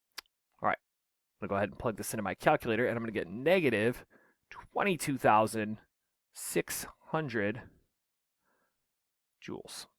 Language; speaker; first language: English; native; English